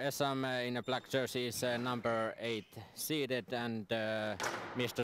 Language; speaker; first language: English; non-native, fluent; Finnish